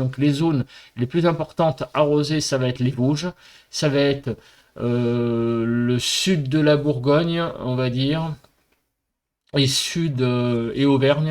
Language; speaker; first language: French; native; French